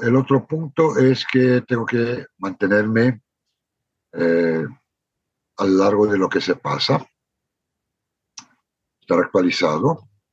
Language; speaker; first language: Spanish; non-native, fluent; Romanian